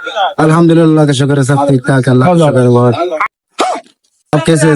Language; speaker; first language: Hindi; non-native, learner; Arabic